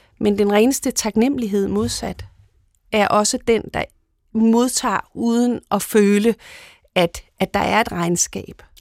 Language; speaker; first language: Danish; native; Danish